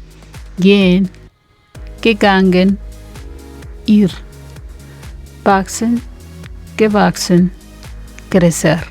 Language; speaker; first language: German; non-native, fluent; Spanish